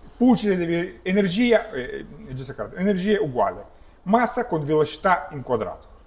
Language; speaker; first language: Italian; non-native, fluent; Russian